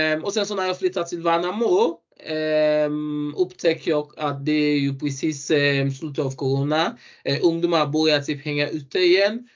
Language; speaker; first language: Swedish; non-native, fluent; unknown